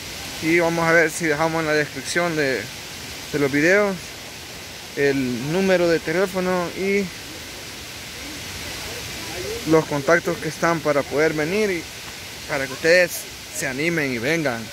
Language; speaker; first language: Spanish; native; Spanish